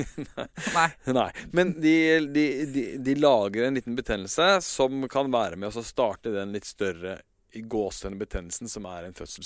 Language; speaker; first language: Norwegian; native; Norwegian